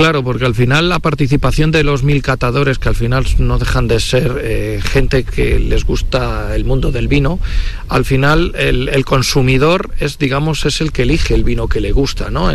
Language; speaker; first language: Spanish; native; Spanish